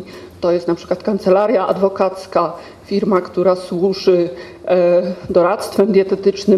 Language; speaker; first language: Polish; native; Polish